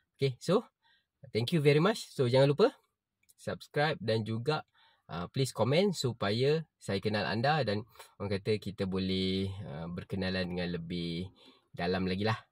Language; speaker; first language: Malay; native; Malay